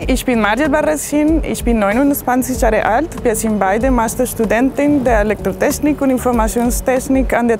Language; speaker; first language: German; non-native, fluent; Spanish